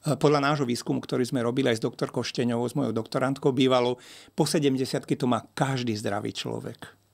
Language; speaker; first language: Slovak; non-native, local second language; Hungarian